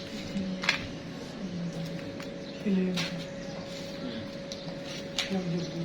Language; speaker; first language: Korean; non-native, learner; Punjabi